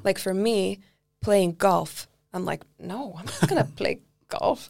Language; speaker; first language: English; early bilingual, other home language; Icelandic